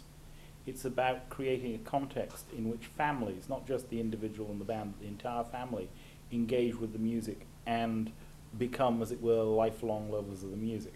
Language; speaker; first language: English; native; English